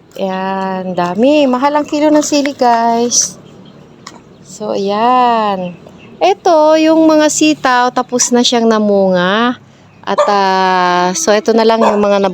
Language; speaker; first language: Filipino; non-native, local second language; Bikol